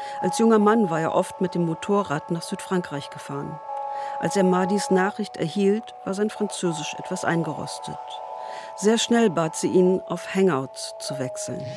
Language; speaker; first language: German; native; German